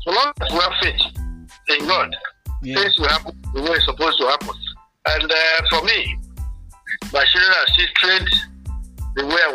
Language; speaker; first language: English; non-native, local second language; Bini